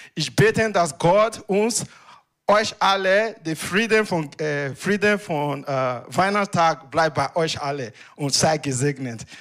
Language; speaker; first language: German; non-native, learner; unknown